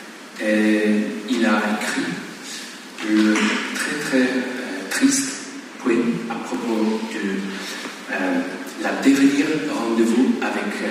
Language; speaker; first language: French; non-native, learner; Polish